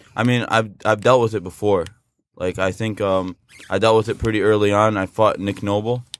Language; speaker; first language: English; native; English